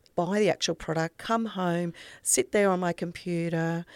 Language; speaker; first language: English; native; English